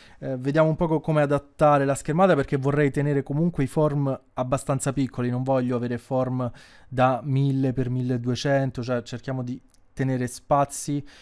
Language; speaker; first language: Italian; native; Italian